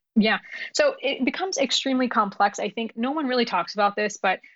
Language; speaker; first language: English; early bilingual, other home language; Urdu